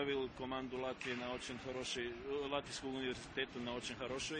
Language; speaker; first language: Russian; non-native, learner; Serbian